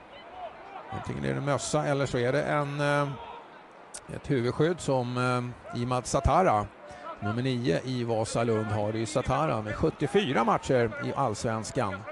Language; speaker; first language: Swedish; native; Swedish